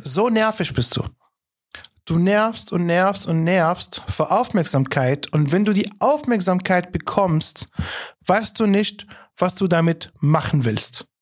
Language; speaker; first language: German; non-native, fluent; Arabic